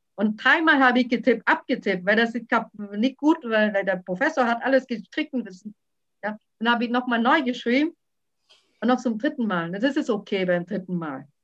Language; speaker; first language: German; non-native, fluent; Vietnamese